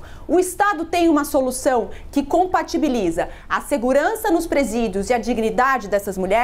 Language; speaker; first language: Portuguese; native; Portuguese